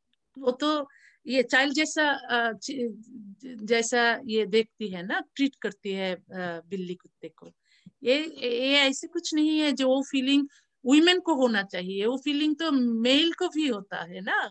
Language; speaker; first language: Hindi; non-native, learner; Bangla